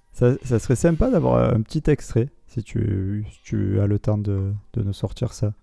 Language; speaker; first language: French; native; French